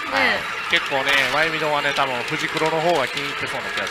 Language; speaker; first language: Japanese; native; Japanese